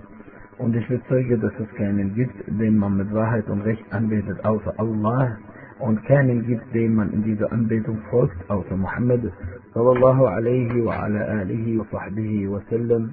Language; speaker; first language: German; non-native, fluent; Arabic